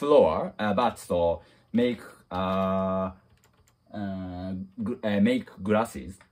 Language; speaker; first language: English; non-native, learner; Japanese